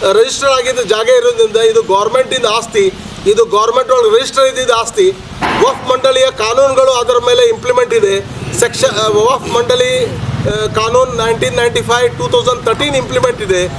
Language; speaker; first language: Kannada; non-native, local second language; Urdu